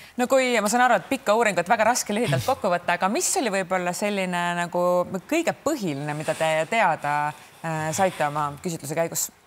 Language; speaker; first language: Estonian; native; Estonian